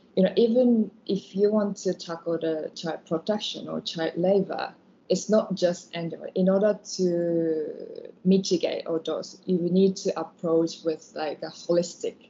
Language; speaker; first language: English; non-native, fluent; Japanese